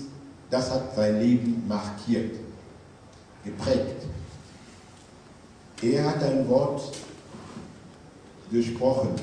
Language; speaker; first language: German; non-native, fluent; French